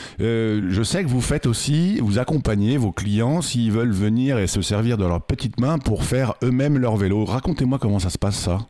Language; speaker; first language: French; native; French